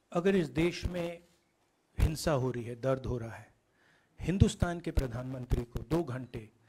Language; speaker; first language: Hindi; native; Hindi